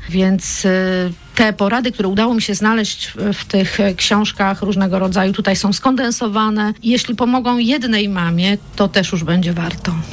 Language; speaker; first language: Polish; native; Polish